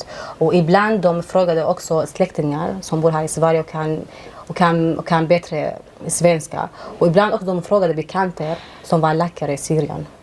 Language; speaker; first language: Swedish; non-native, fluent; Arabic